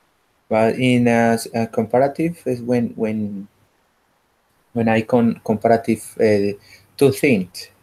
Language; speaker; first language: English; non-native, learner; Spanish